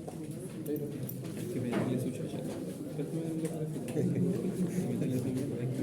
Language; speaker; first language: Spanish; native; Spanish